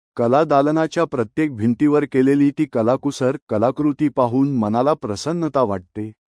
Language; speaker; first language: Marathi; native; Marathi